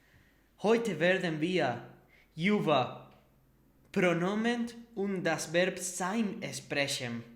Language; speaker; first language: German; non-native, learner; Spanish